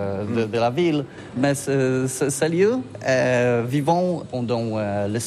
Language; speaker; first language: French; non-native, learner; Polish